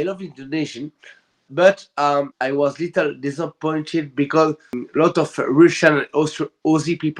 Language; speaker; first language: English; non-native, learner; French